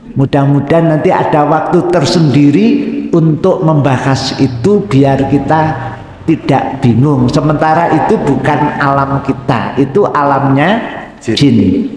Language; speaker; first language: Indonesian; native; Indonesian